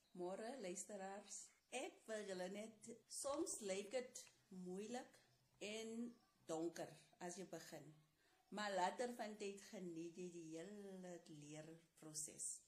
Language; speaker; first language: Afrikaans; non-native, local second language; Xhosa